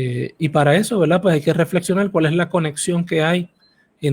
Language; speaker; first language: Spanish; native; Spanish